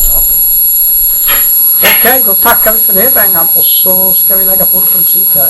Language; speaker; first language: Swedish; native; Swedish